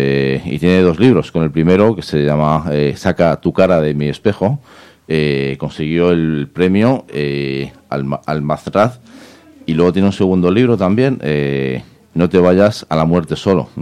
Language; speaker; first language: Spanish; native; Spanish